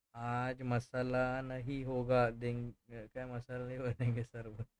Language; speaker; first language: Hindi; non-native, local second language; Marathi